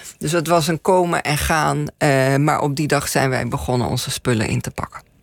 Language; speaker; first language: Dutch; native; Dutch